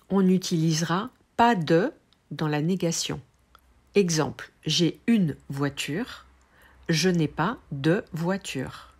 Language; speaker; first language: French; native; French